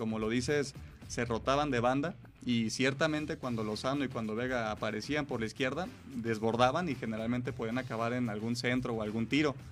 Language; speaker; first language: Spanish; native; Spanish